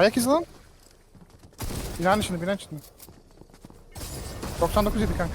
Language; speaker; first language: Turkish; native; Turkish